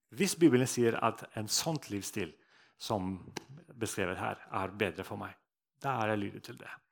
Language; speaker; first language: Norwegian; non-native, fluent; Russian